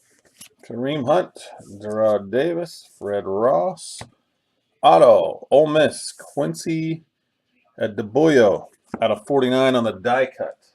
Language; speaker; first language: English; native; English